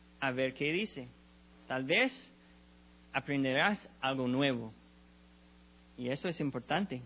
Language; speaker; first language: Spanish; non-native, learner; English